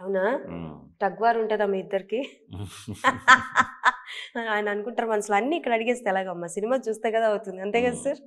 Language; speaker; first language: Telugu; native; Telugu